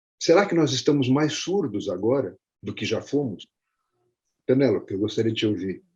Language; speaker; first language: Portuguese; native; Portuguese